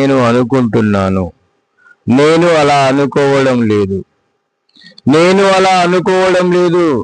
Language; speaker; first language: Telugu; non-native, fluent; Hindi